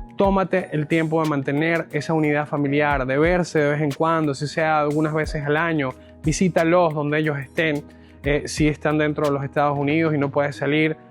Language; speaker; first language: Spanish; native; Spanish